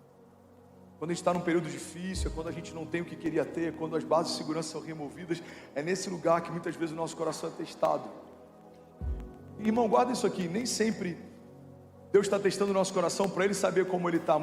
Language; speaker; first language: Portuguese; native; Portuguese